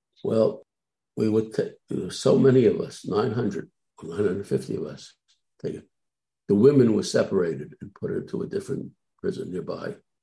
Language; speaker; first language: English; native; English